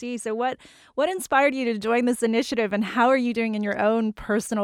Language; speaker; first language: English; native; English